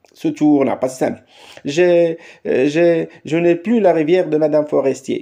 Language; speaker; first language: French; non-native, local second language; Arabic